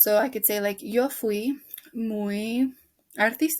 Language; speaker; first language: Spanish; non-native, fluent; English